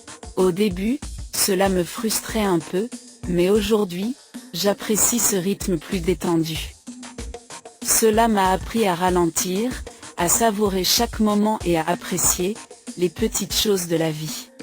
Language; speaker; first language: French; non-native, fluent; Thai